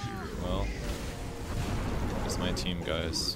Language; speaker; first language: English; native; English